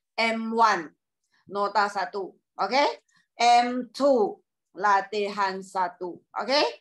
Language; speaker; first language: Malay; non-native, local second language; Chinese